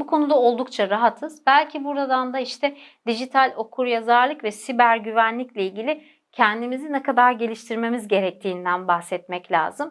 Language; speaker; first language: Turkish; native; Turkish